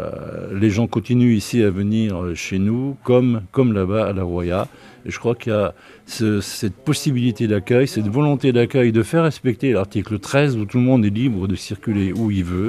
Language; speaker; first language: French; native; French